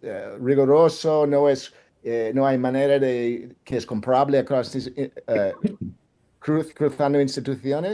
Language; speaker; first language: Spanish; non-native, fluent; English